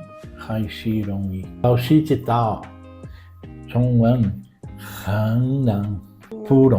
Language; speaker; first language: Chinese; non-native, learner; Portuguese